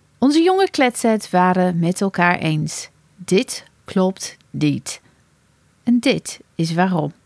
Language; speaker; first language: Dutch; non-native, fluent; English